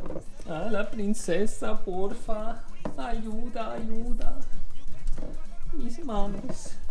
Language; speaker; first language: Spanish; non-native, learner; German